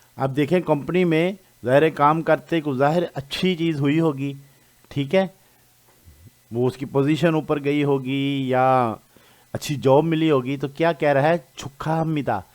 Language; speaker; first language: Urdu; non-native, local second language; Punjabi